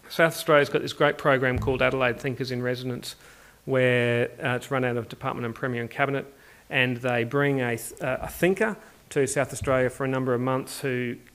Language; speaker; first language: English; native; English